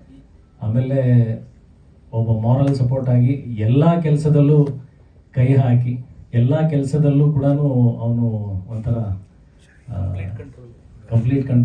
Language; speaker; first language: Kannada; native; Kannada